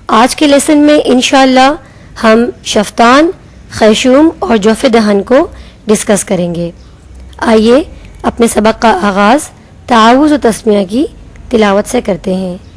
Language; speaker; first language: Urdu; native; Urdu